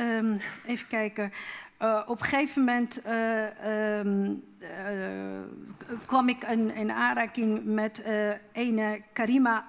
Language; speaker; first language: Dutch; early bilingual, other home language; Riffian